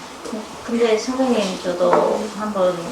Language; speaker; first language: Korean; non-native, learner; Vietnamese